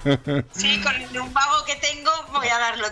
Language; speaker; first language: Spanish; native; Spanish